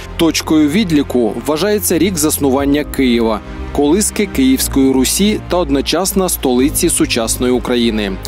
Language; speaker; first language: Ukrainian; native; Ukrainian